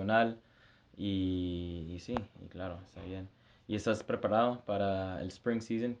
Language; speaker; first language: Spanish; early bilingual, heritage; Spanish